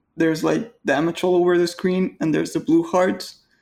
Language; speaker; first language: English; non-native, fluent; Spanish